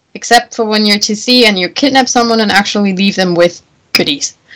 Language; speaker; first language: English; non-native, fluent; German